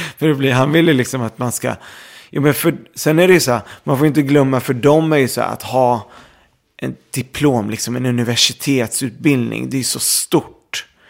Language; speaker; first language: Swedish; early bilingual, other home language; Arabic